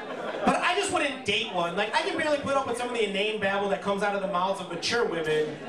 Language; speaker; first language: English; native; English